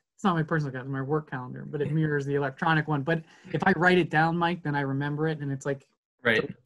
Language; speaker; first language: English; native; English